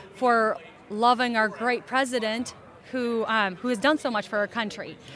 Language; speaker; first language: English; early bilingual, other home language; Russian